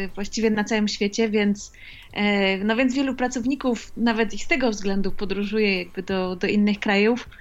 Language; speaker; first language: Polish; native; Polish